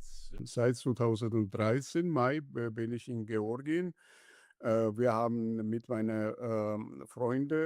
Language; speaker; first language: German; non-native, learner; Georgian